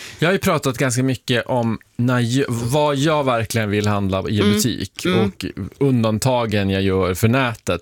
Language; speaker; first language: Swedish; native; Swedish